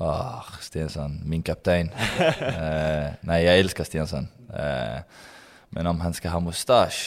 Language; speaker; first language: Swedish; non-native, learner; Danish